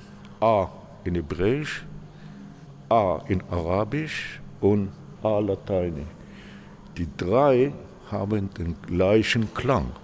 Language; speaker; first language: German; non-native, fluent; Hebrew